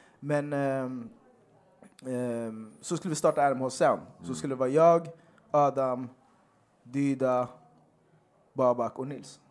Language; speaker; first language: Swedish; native; Swedish